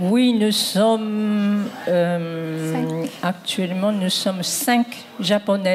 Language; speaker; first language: French; non-native, fluent; Japanese